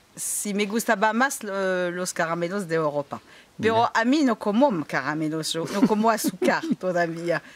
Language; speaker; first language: Spanish; non-native, learner; French